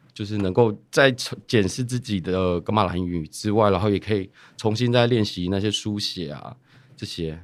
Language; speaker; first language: Chinese; native; Chinese